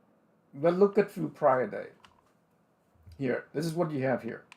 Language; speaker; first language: English; non-native, fluent; Vietnamese